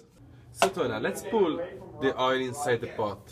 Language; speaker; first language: English; non-native, learner; Italian